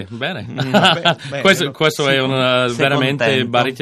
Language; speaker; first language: Italian; non-native, learner; English